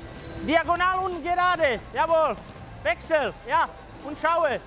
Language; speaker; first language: German; non-native, fluent; Czech